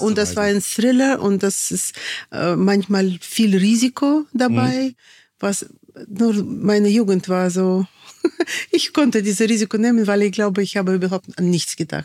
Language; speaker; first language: German; non-native, fluent; Russian